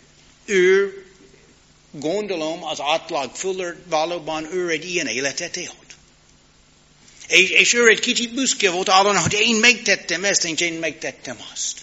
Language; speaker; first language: Hungarian; non-native, learner; English